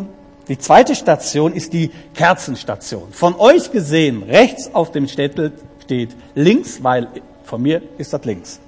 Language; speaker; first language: German; native; German